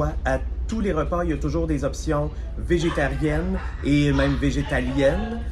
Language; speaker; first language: French; native; French